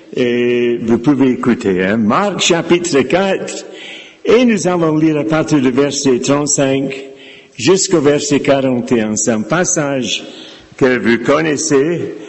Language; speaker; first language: French; non-native, fluent; English